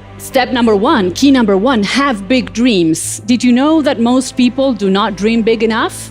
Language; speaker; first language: English; non-native, fluent; Spanish